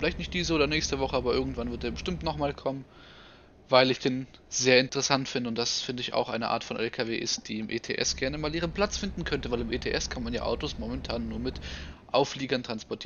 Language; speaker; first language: German; native; German